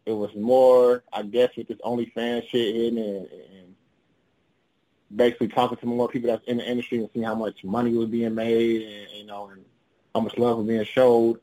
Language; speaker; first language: English; native; English